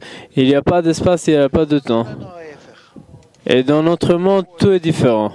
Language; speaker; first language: French; non-native, fluent; Hebrew